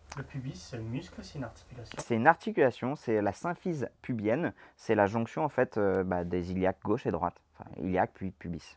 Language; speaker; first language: French; native; French